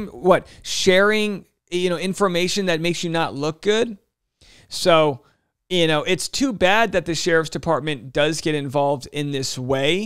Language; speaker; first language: English; native; English